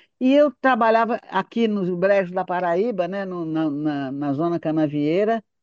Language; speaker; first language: Portuguese; native; Portuguese